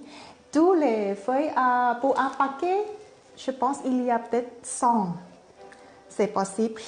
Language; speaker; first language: French; non-native, learner; Thai